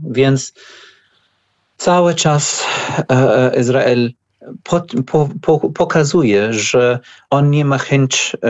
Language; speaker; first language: Polish; non-native, learner; Arabic